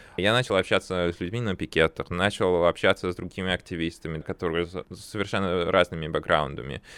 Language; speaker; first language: Russian; early bilingual, other home language; Armenian